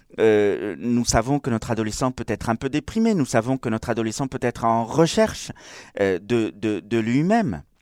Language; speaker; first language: French; non-native, fluent; Spanish